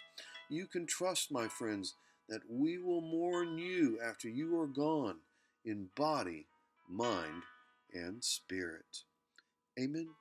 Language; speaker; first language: English; native; English